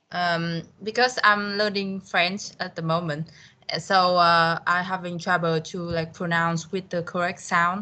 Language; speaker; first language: English; non-native, fluent; Vietnamese